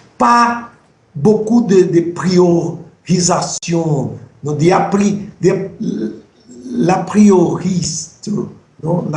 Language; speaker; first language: French; non-native, fluent; Portuguese